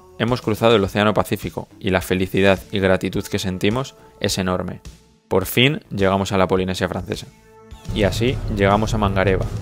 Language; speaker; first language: Spanish; native; Spanish